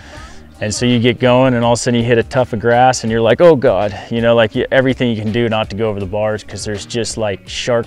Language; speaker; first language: English; native; English